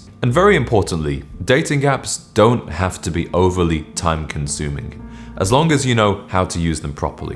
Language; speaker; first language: English; native; English